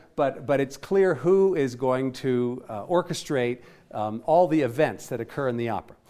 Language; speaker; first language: English; native; English